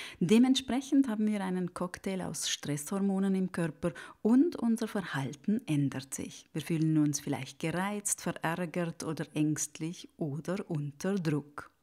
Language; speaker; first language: German; native; German